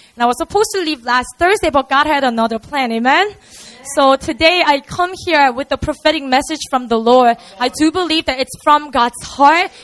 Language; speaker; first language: English; non-native, fluent; Korean